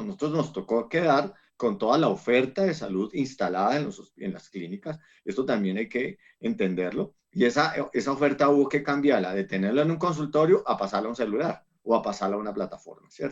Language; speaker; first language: Spanish; native; Spanish